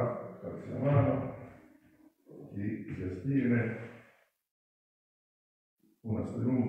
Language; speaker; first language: Italian; native; Italian